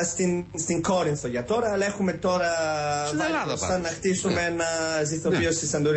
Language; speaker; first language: Greek; early bilingual, heritage; Greek